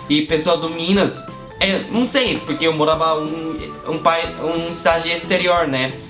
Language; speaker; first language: Portuguese; non-native, fluent; Korean